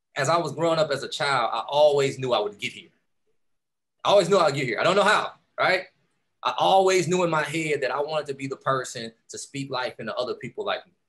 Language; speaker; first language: English; native; English